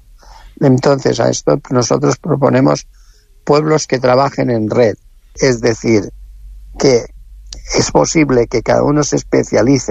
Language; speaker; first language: Spanish; native; Spanish